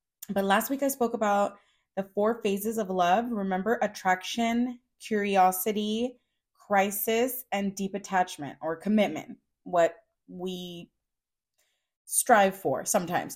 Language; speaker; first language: English; early bilingual, other home language; Spanish